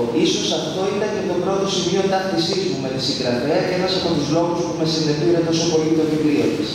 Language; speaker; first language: Greek; native; Greek